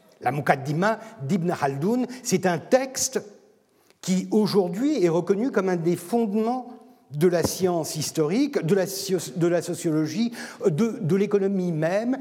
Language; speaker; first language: French; non-native, fluent; Turkish